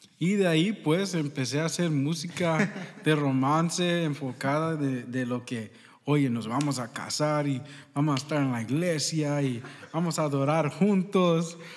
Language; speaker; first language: Spanish; early bilingual, heritage; Spanish